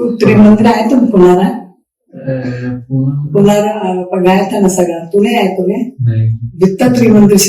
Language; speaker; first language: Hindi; non-native, local second language; Marathi